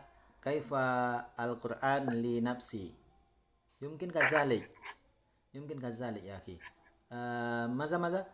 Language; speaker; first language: Arabic; non-native, learner; Indonesian